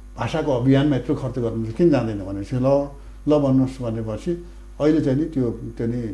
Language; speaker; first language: Nepali; native; Nepali